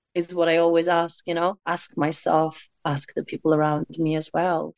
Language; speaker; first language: English; non-native, fluent; Mongolian